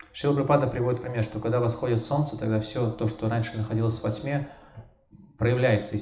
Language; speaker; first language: Russian; native; Russian